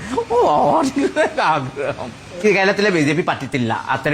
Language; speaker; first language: Malayalam; non-native, fluent; Assamese